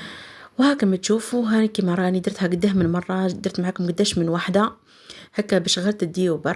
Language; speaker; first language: Arabic; native; Arabic